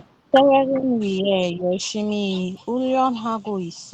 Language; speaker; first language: Korean; non-native, learner; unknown